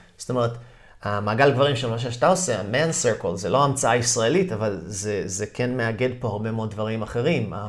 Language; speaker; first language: Hebrew; native; Hebrew